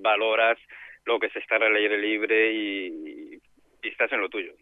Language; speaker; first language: Spanish; native; Spanish